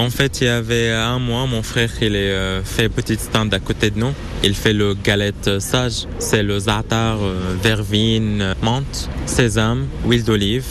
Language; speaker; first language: French; non-native, learner; Arabic